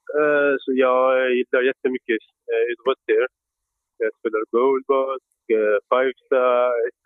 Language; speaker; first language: Swedish; non-native, fluent; Persian